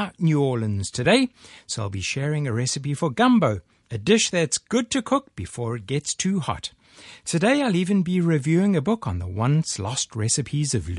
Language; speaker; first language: English; native; English